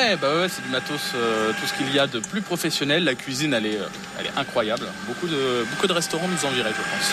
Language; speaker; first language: French; native; French